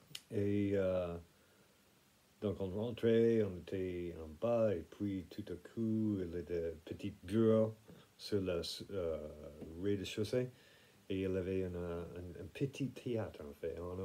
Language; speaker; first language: French; non-native, fluent; English